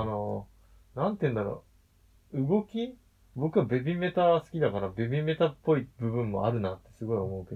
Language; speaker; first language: Japanese; native; Japanese